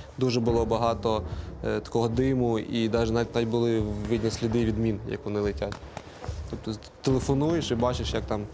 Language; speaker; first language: Ukrainian; non-native, local second language; Russian